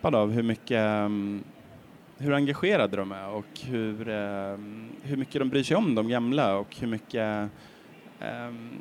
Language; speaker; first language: Swedish; native; Swedish